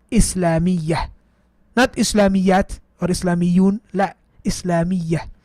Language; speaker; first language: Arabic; non-native, fluent; English